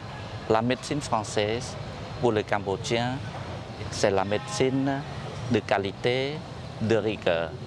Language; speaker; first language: French; non-native, fluent; Khmer